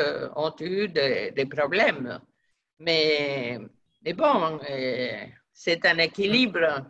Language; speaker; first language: French; non-native, fluent; Spanish